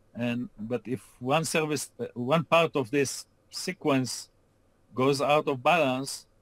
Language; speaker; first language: English; non-native, fluent; Hebrew